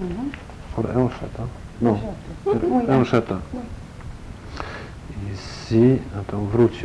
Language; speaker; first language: French; non-native, learner; Polish